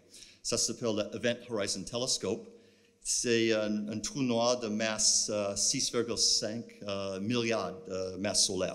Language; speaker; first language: French; non-native, fluent; English